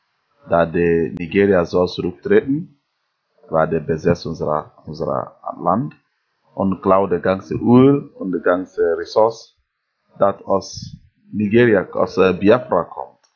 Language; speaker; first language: German; non-native, fluent; Igbo